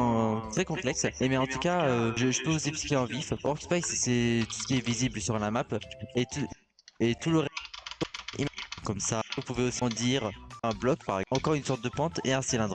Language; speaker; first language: French; native; French